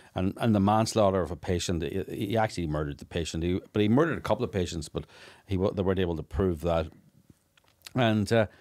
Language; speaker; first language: English; native; English